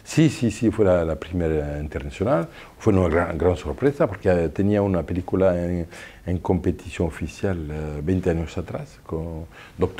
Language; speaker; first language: Spanish; non-native, fluent; French